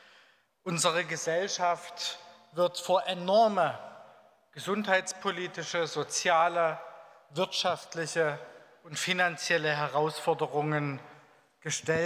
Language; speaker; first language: German; native; German